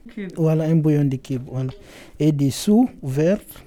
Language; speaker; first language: French; non-native, learner; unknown